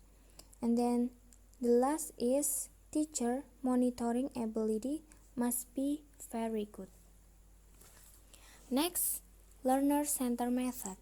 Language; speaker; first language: English; non-native, learner; Indonesian